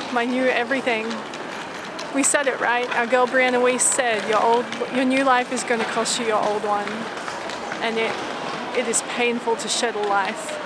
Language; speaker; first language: English; native; English